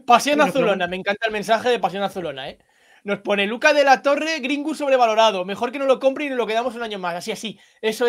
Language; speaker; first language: Spanish; native; Spanish